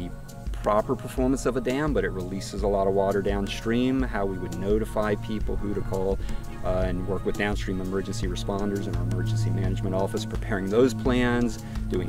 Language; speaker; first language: English; native; English